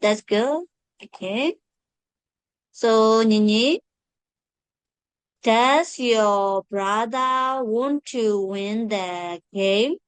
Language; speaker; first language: English; non-native, fluent; Burmese